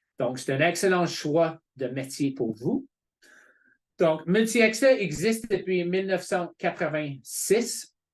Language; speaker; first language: French; non-native, fluent; English